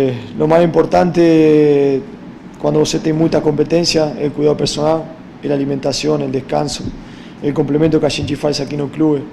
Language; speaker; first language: Portuguese; non-native, fluent; Spanish